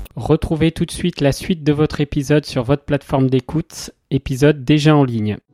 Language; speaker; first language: French; native; French